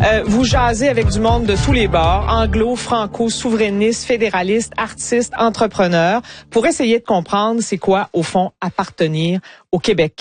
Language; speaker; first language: French; native; French